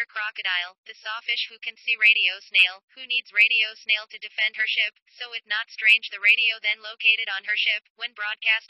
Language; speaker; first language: English; non-native, fluent; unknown